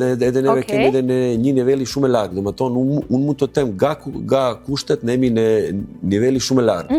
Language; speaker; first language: Albanian; non-native, learner; Serbian